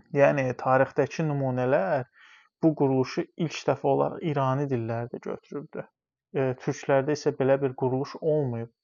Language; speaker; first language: Azerbaijani; non-native, local second language; Talysh